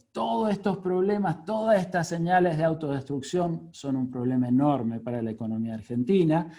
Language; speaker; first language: Spanish; native; Spanish